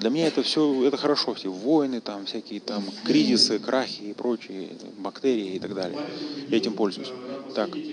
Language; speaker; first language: Russian; native; Russian